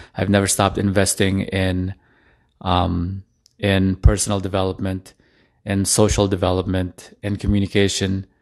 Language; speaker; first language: English; early bilingual, other home language; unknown